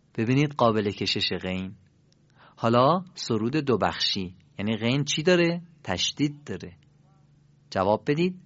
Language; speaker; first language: Persian; native; Persian